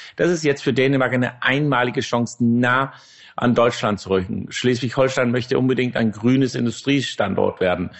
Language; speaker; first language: German; non-native, fluent; Danish